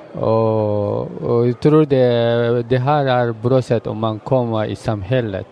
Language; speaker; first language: Swedish; non-native, learner; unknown